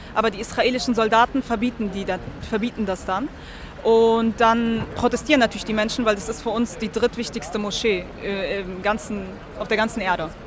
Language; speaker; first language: German; early bilingual, other home language; Arabic